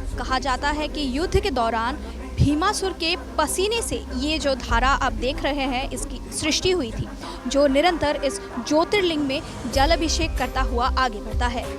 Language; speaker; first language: Hindi; non-native, local second language; Assamese